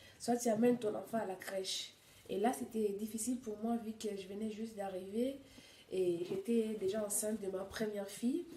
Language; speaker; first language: French; non-native, local second language; Swahili